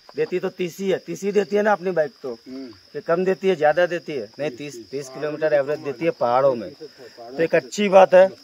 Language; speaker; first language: Hindi; non-native, local second language; Gujarati